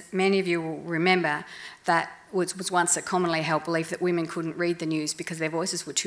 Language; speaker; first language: English; native; English